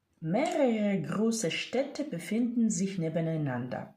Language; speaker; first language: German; non-native, fluent; Ukrainian